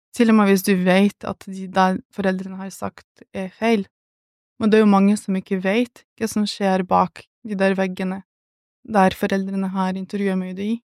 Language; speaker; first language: Norwegian; early bilingual, other home language; Russian